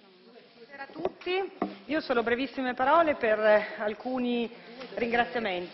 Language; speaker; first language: Italian; native; Italian